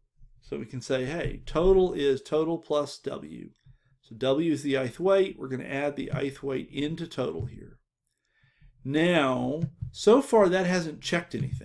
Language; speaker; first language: English; native; English